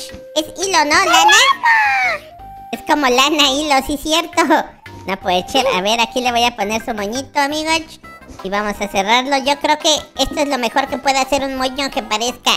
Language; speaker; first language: Spanish; native; Spanish